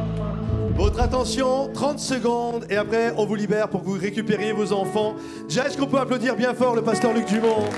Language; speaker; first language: French; native; French